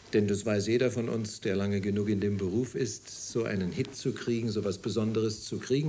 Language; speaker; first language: German; native; German